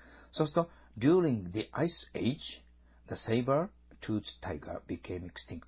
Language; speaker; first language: English; non-native, fluent; Japanese